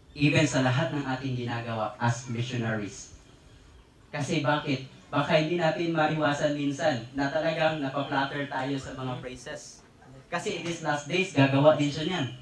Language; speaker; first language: Filipino; native; Filipino